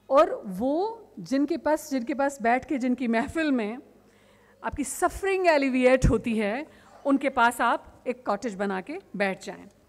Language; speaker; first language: Urdu; non-native, local second language; Sindhi